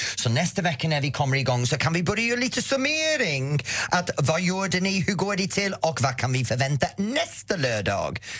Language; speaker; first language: Swedish; non-native, fluent; English